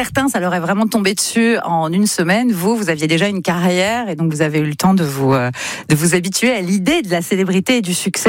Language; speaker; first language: French; native; French